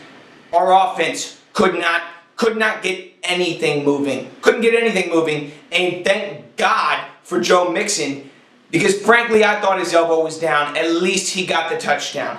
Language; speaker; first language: English; native; English